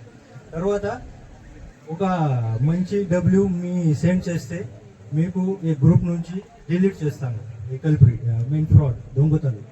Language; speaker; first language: Telugu; non-native, learner; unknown